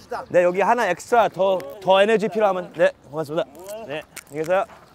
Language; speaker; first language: Korean; early bilingual, heritage; Korean